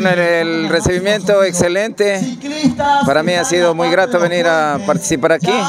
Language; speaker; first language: Spanish; native; Spanish